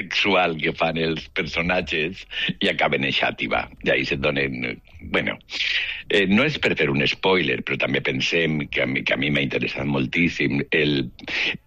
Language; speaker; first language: Catalan; native; Catalan